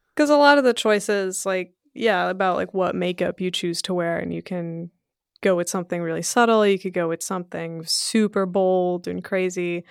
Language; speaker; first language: English; early bilingual, other home language; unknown